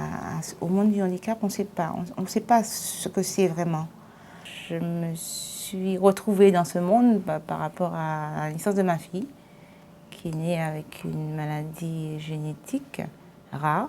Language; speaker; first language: French; native; French